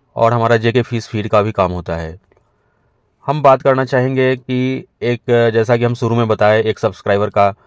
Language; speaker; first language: Hindi; native; Hindi